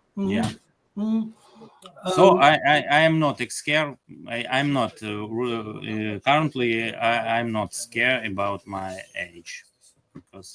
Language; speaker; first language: English; non-native, learner; Ukrainian